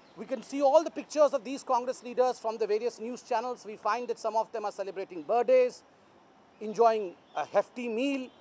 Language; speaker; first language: English; non-native, local second language; Hindi